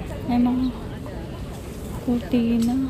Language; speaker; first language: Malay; non-native, learner; Filipino